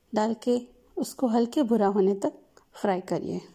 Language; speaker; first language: Hindi; non-native, local second language; Telugu